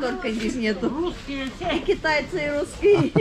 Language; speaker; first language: Russian; non-native, local second language; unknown